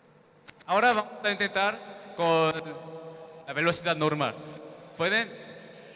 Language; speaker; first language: Spanish; non-native, learner; Korean